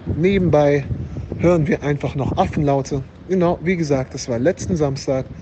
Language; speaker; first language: German; native; German